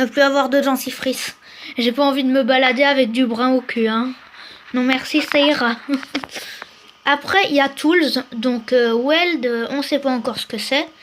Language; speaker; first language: French; native; French